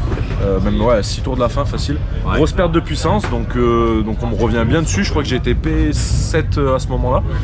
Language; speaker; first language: French; native; French